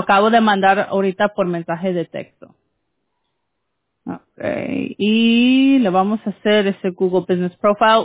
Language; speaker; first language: Spanish; early bilingual, heritage; Spanish